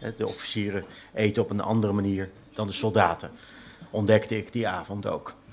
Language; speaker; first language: Dutch; native; Dutch